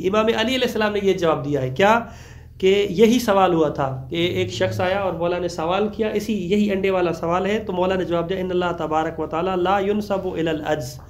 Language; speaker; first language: Urdu; non-native, local second language; Sindhi